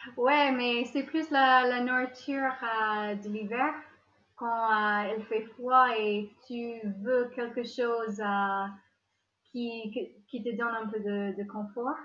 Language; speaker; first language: French; non-native, fluent; English